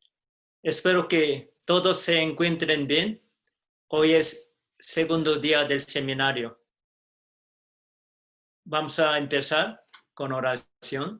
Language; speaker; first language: Spanish; non-native, fluent; Korean